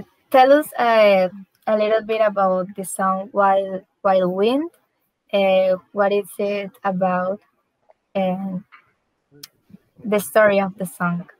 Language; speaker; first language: English; non-native, learner; Spanish